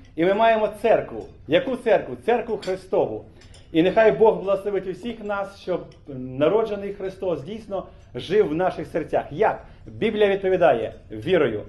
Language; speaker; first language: Ukrainian; native; Ukrainian